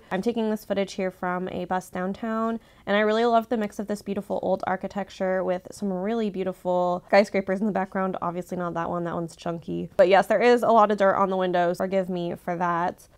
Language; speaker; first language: English; native; English